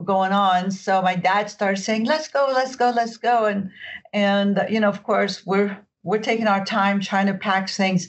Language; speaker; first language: English; early bilingual, other home language; Arabic